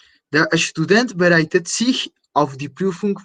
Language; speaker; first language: German; non-native, fluent; Spanish